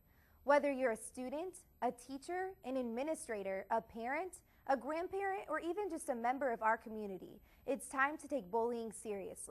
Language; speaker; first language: English; native; English